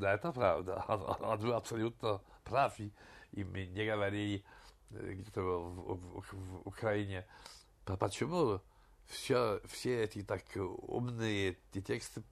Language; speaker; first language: Russian; non-native, fluent; Polish